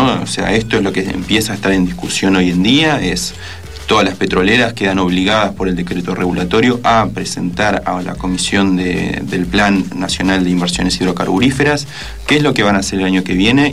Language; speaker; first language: Spanish; native; Spanish